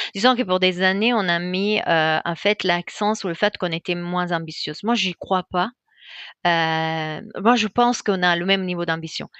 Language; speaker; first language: French; non-native, fluent; Italian